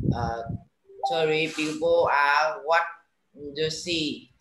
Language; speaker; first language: English; non-native, learner; Vietnamese